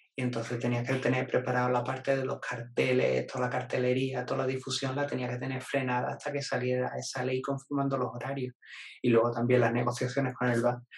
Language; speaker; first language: Spanish; native; Spanish